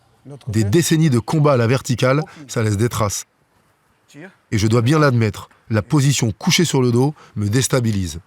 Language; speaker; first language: French; native; French